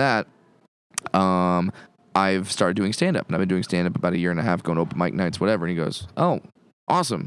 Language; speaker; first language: English; native; English